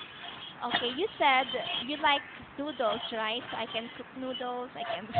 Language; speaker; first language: English; non-native, local second language; Filipino